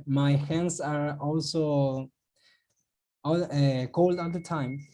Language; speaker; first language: English; non-native, learner; Spanish